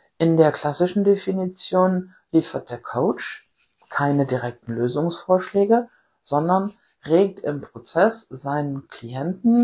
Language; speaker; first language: German; native; German